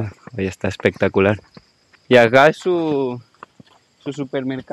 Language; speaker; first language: Spanish; native; Spanish